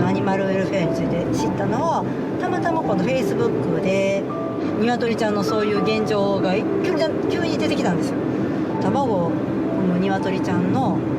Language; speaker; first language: Japanese; native; Japanese